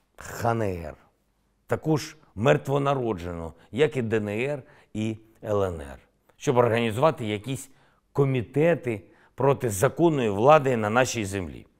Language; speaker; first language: Ukrainian; native; Ukrainian